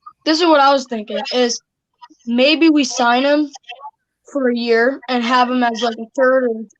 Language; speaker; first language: English; native; English